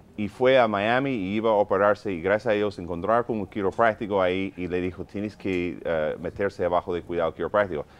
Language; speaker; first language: Spanish; non-native, fluent; English